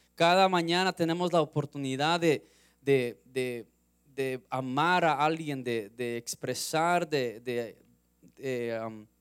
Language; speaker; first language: Spanish; early bilingual, heritage; Spanish